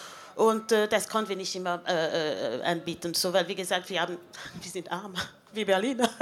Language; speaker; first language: German; non-native, fluent; French